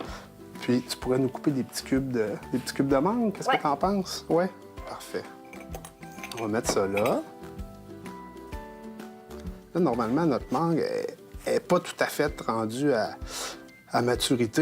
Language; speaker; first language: French; native; French